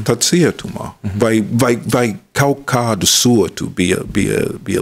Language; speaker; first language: Latvian; non-native, fluent; English